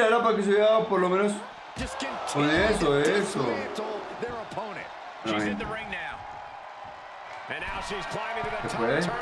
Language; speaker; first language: Spanish; native; Spanish